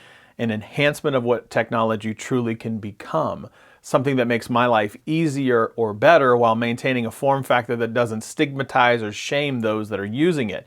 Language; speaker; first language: English; native; English